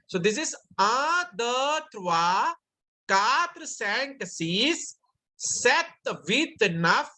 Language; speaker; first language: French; non-native, fluent; Hindi